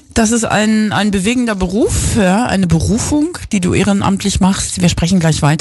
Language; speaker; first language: German; native; German